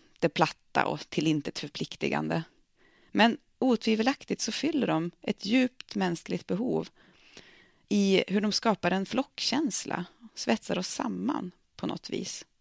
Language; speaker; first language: Swedish; native; Swedish